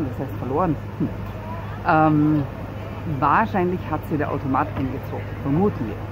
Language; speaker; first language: German; native; German